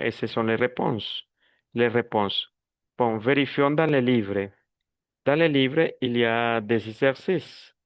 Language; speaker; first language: French; non-native, fluent; Spanish